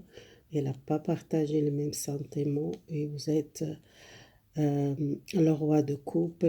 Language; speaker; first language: French; non-native, learner; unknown